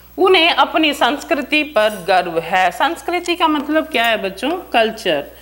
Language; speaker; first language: Hindi; non-native, local second language; Tamil